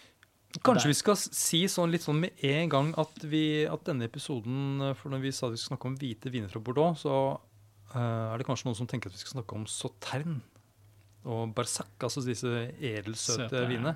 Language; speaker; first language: Norwegian; native; Norwegian